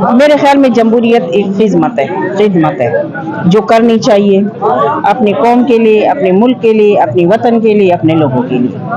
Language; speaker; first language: Urdu; non-native, local second language; Pashto